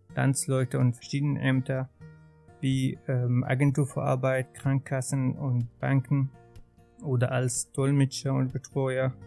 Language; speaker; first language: German; non-native, fluent; Arabic